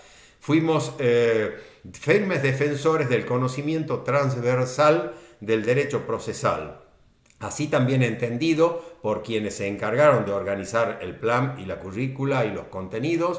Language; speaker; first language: Spanish; native; Spanish